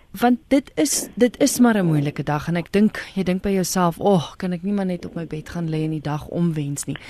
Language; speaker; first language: Afrikaans; native; Afrikaans